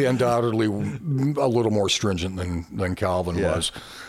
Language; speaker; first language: English; native; English